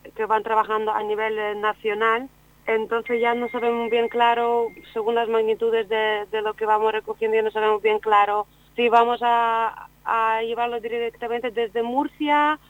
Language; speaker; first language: Spanish; non-native, fluent; Ukrainian